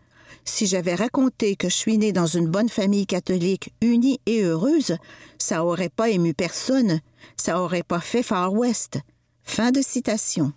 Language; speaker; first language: French; native; French